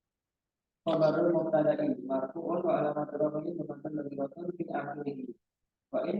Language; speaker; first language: Arabic; non-native, learner; Indonesian